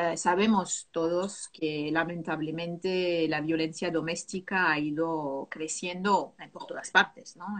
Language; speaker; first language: Spanish; non-native, fluent; French